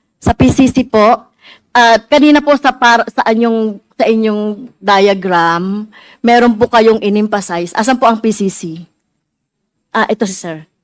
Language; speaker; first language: Filipino; native; Filipino